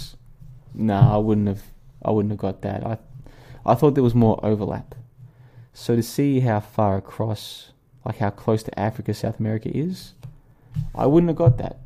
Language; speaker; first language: English; native; English